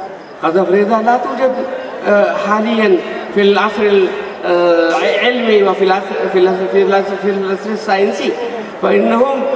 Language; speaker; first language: Arabic; non-native, fluent; Urdu